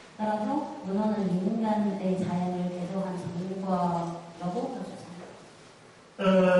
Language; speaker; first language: Korean; non-native, fluent; Chinese